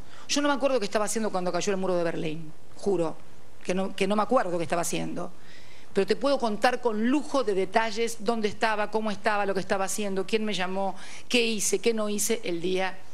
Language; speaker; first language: Spanish; native; Spanish